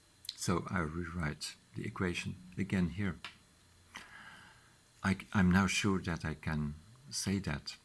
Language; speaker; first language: English; non-native, fluent; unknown